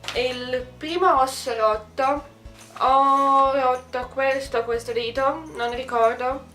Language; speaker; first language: Italian; non-native, learner; Russian